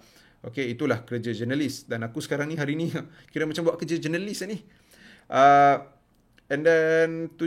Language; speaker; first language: Malay; native; Malay